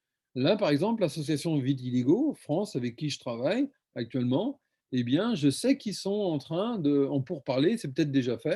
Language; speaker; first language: French; native; French